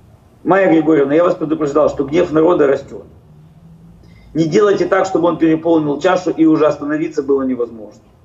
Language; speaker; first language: Russian; native; Russian